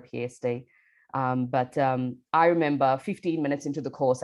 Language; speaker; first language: English; non-native, local second language; Bangla